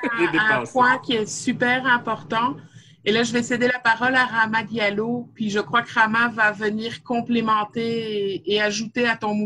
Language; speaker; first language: French; native; French